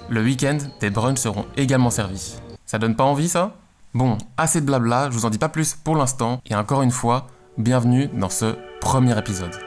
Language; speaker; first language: French; native; French